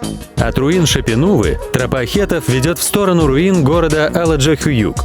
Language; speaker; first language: Russian; native; Russian